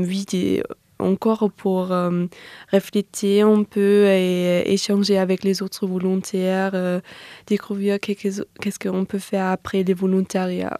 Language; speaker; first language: French; non-native, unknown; German